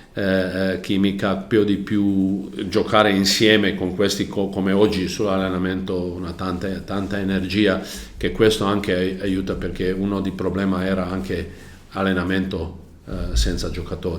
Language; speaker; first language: Italian; non-native, learner; Croatian